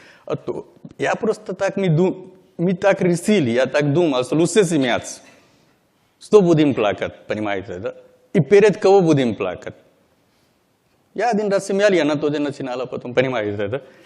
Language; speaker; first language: Russian; non-native, learner; Hindi